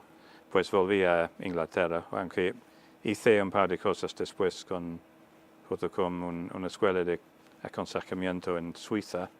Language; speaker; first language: Spanish; non-native, fluent; English